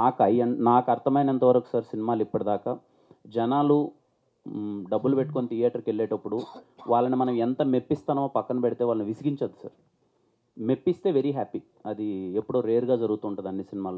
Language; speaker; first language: Telugu; native; Telugu